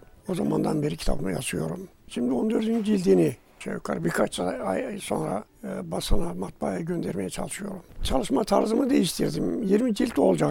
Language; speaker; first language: Turkish; native; Turkish